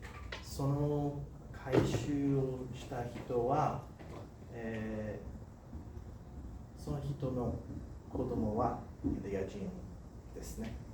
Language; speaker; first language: Japanese; non-native, learner; English